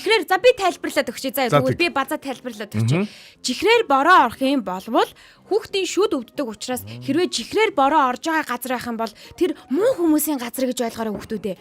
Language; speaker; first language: Mongolian; native; Mongolian